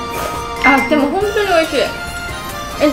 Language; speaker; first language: Japanese; non-native, fluent; Chinese